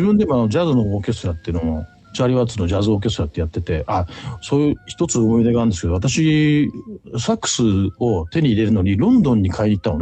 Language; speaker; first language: Japanese; native; Japanese